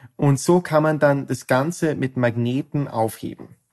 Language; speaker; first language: German; non-native, fluent; English